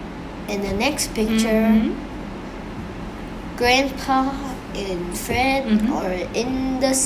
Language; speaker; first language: English; non-native, learner; Vietnamese